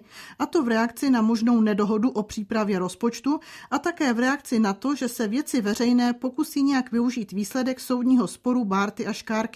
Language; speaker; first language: Czech; native; Czech